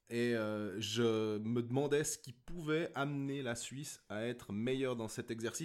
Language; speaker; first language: French; native; French